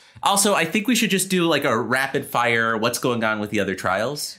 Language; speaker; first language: English; native; English